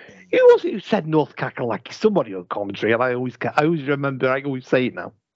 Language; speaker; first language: English; native; English